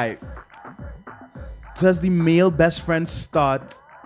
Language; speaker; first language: English; native; English